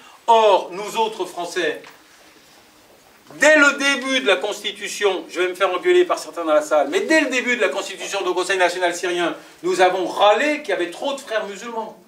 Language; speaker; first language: French; native; French